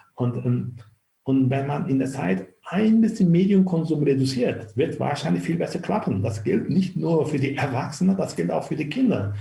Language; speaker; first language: German; non-native, fluent; Turkish